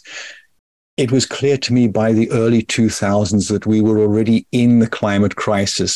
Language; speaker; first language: English; native; English